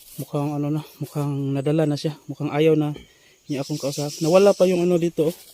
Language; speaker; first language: Filipino; native; Filipino